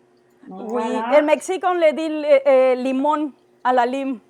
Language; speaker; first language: French; non-native, learner; Spanish